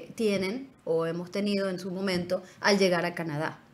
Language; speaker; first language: Spanish; native; Spanish